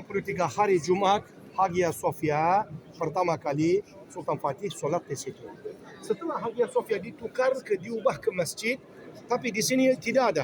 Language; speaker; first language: Indonesian; non-native, learner; Turkish